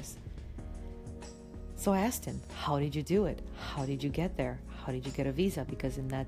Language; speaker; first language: English; non-native, fluent; Romanian